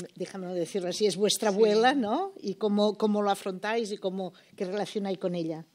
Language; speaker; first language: Spanish; non-native, local second language; Catalan